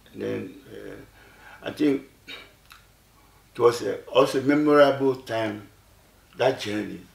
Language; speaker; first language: English; non-native, local second language; Ewe